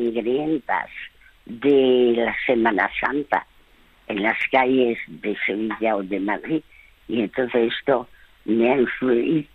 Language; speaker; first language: Spanish; non-native, fluent; French